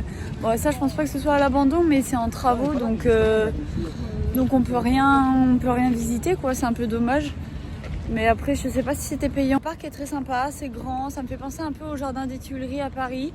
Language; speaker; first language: French; native; French